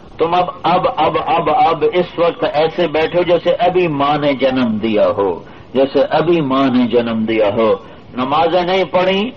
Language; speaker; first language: Urdu; non-native, local second language; Punjabi